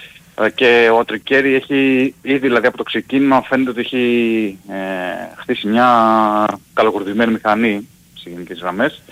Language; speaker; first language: Greek; native; Greek